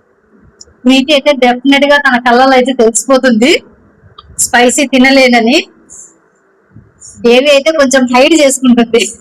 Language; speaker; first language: Telugu; native; Telugu